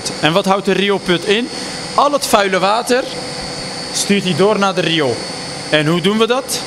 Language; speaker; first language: Dutch; native; Dutch